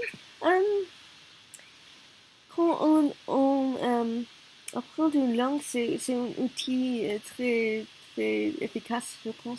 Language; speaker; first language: French; non-native, learner; Korean